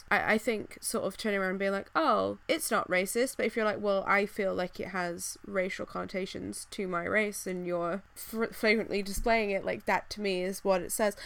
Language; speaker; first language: English; native; English